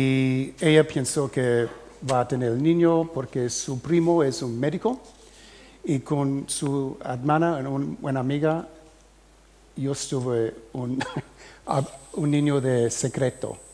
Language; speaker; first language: Spanish; early bilingual, heritage; English